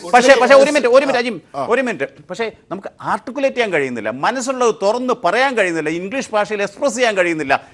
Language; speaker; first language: Malayalam; native; Malayalam